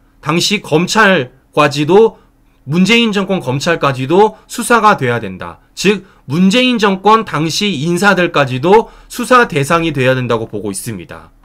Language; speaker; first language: Korean; native; Korean